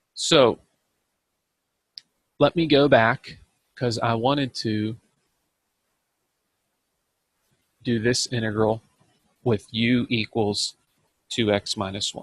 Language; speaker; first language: English; native; English